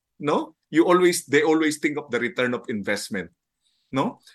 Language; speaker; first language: English; non-native, local second language; Filipino